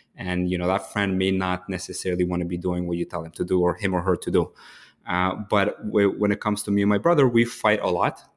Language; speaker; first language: English; early bilingual, other home language; Ukrainian